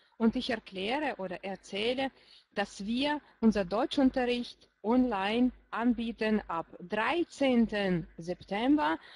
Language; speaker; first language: German; non-native, fluent; Russian